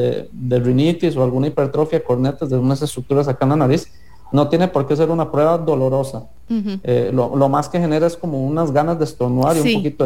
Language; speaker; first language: Spanish; native; Spanish